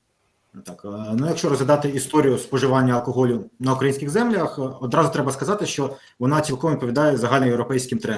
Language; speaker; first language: Ukrainian; native; Ukrainian